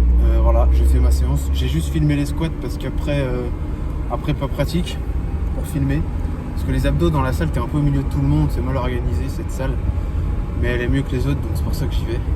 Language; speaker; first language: French; native; French